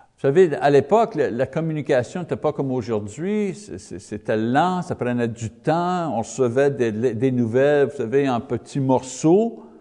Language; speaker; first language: French; non-native, learner; English